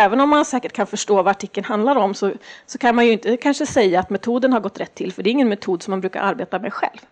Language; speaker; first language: Swedish; native; Swedish